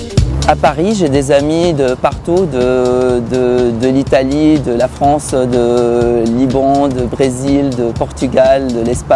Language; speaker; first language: French; non-native, fluent; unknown